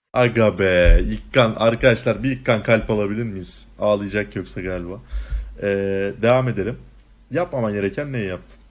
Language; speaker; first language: Turkish; native; Turkish